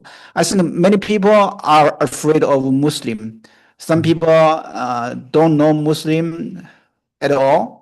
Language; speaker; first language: English; non-native, fluent; Chinese